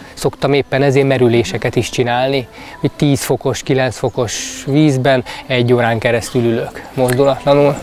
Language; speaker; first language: Hungarian; native; Hungarian